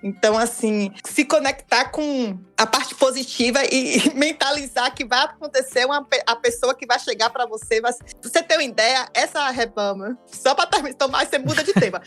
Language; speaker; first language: Portuguese; native; Portuguese